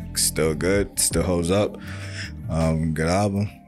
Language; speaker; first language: English; native; English